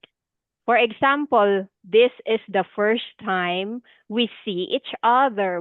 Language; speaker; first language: English; non-native, fluent; Filipino